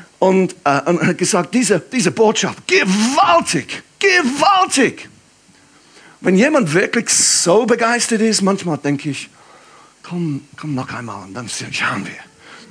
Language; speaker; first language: German; non-native, fluent; English